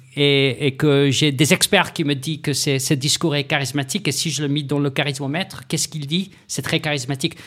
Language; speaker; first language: French; non-native, fluent; Afrikaans